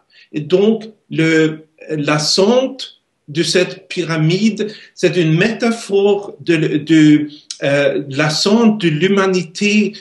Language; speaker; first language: French; non-native, learner; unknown